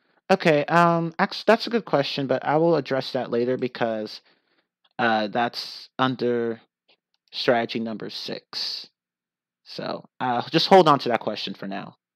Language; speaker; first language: English; native; English